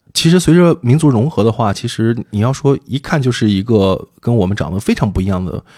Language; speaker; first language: Chinese; native; Chinese